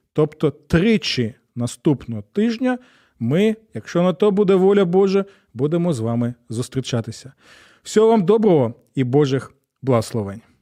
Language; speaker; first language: Ukrainian; native; Ukrainian